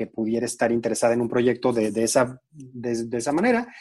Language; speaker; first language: Spanish; native; Spanish